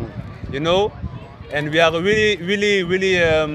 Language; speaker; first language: English; non-native, learner; French